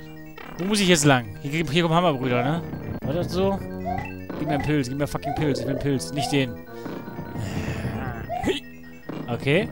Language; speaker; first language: German; native; German